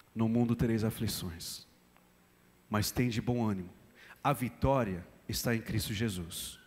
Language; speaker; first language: Portuguese; non-native, fluent; English